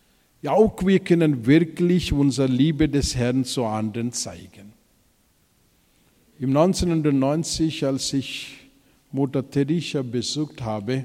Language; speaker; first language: German; non-native, fluent; Telugu